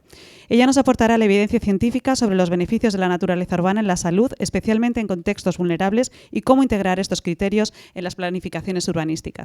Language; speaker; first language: Spanish; native; Spanish